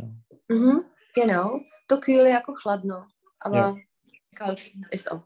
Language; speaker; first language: German; non-native, fluent; Czech